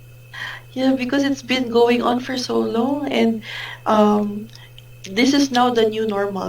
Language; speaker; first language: English; non-native, fluent; Filipino